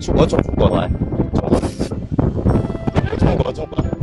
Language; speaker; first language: Chinese; early bilingual, heritage; Chinese